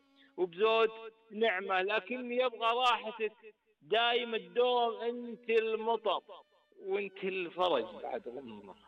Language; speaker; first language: Arabic; native; Arabic